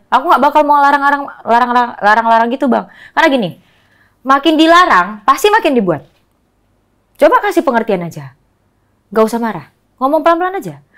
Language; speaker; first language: Indonesian; native; Indonesian